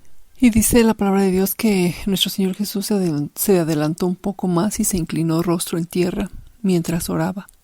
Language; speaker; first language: Spanish; native; Spanish